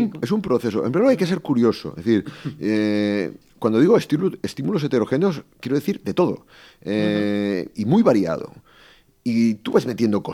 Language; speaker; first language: Spanish; native; Spanish